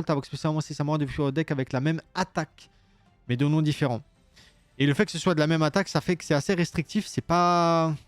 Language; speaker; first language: French; native; French